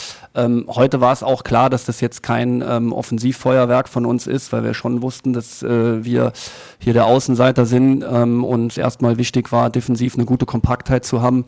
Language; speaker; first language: German; native; German